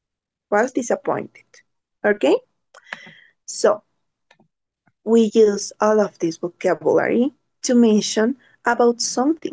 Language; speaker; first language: English; non-native, learner; Spanish